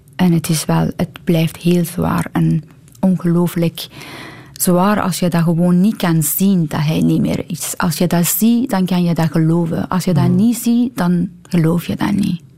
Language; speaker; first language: Dutch; non-native, fluent; Persian